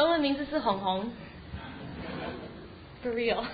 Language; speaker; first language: Chinese; early bilingual, heritage; Chinese